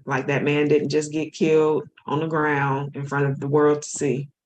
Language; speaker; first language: English; native; English